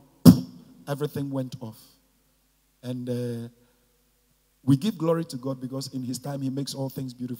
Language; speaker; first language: English; non-native, local second language; Ga